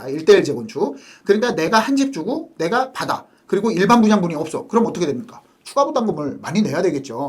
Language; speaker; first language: Korean; native; Korean